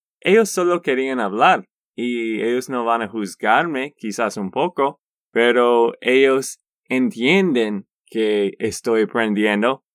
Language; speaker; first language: Spanish; non-native, learner; English